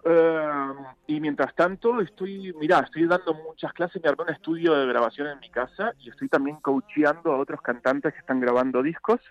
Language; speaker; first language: Spanish; native; Spanish